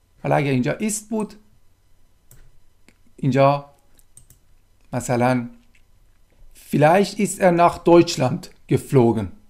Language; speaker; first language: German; non-native, fluent; Persian